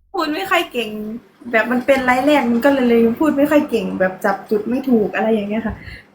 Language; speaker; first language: Thai; native; Thai